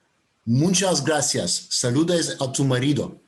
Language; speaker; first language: Spanish; non-native, learner; Turkish